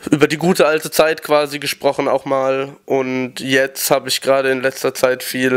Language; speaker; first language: German; native; German